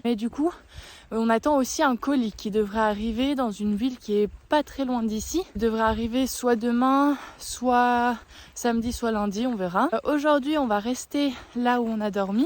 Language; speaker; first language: French; native; French